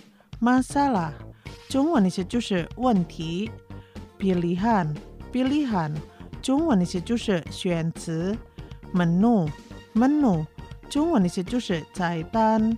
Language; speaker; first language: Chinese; non-native, learner; Indonesian